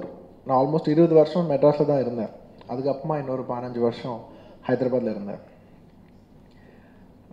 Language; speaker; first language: Tamil; non-native, local second language; Telugu